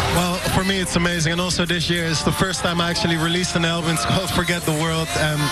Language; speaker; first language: English; native; English